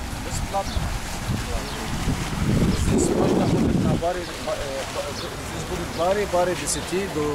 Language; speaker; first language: Russian; non-native, learner; Arabic